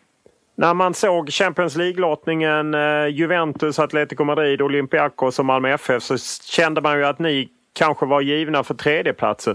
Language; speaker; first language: Swedish; native; Swedish